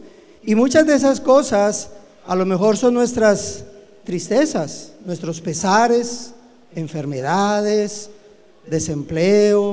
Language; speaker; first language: Spanish; native; Spanish